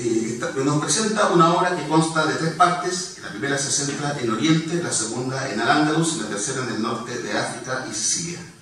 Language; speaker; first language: Spanish; native; Spanish